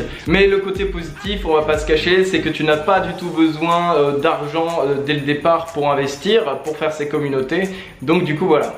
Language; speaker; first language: French; native; French